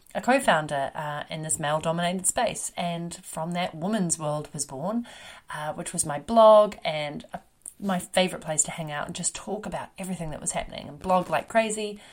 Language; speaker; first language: English; native; English